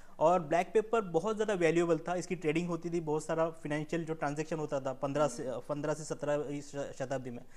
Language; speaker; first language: Hindi; non-native, local second language; Marathi